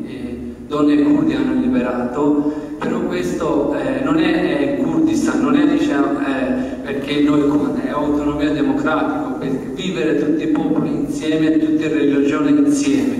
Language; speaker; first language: Italian; non-native, learner; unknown